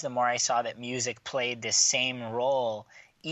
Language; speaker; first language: English; native; English